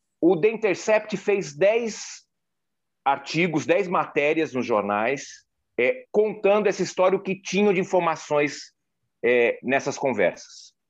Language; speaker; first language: Portuguese; native; Portuguese